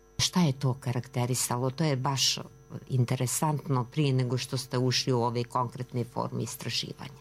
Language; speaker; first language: Serbian; native; Serbian